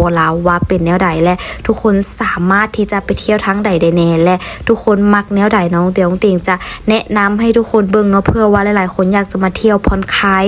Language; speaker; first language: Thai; non-native, learner; Lao